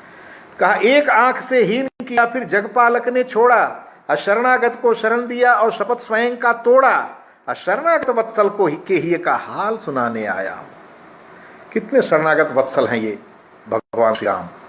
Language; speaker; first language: Hindi; native; Hindi